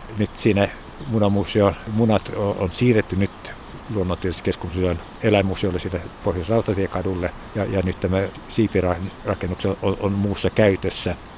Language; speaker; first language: Finnish; non-native, local second language; Swedish